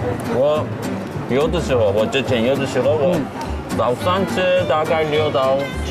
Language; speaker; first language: Chinese; non-native, fluent; Turkish